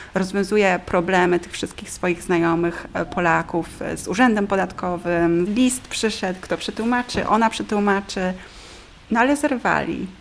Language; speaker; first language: Polish; native; Polish